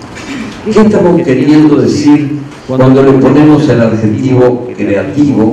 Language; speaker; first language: Spanish; native; Spanish